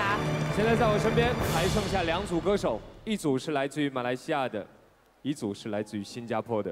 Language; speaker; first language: Chinese; native; Chinese